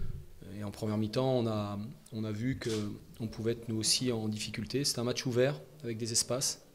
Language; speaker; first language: French; native; French